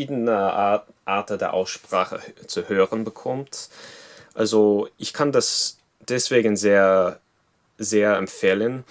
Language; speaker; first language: German; non-native, fluent; English